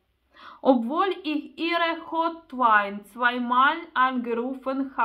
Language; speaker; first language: German; non-native, learner; Russian